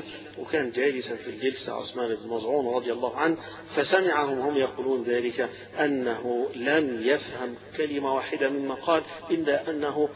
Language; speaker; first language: Arabic; native; Arabic